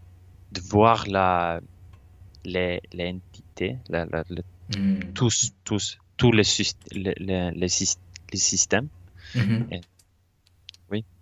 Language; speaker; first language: French; non-native, learner; Swedish